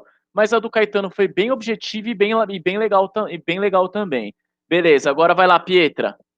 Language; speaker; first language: Portuguese; native; Portuguese